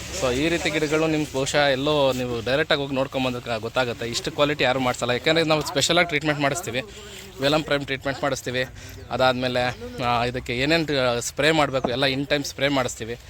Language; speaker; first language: Kannada; native; Kannada